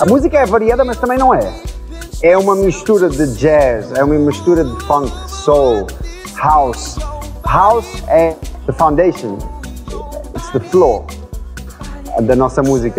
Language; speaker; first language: Portuguese; early bilingual, heritage; Portuguese